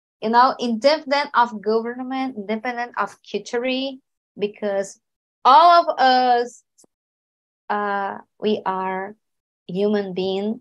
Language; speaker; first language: English; non-native, learner; Portuguese